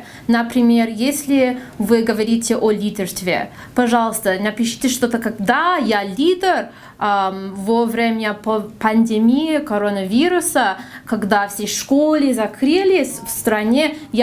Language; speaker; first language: Russian; non-native, fluent; English